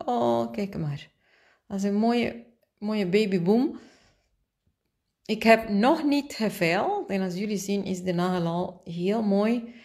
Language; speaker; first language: Dutch; non-native, fluent; Spanish